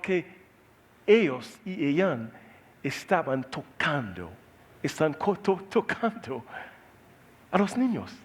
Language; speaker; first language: Spanish; non-native, learner; Haitian Creole